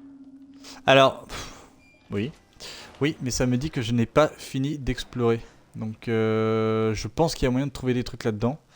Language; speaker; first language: French; native; French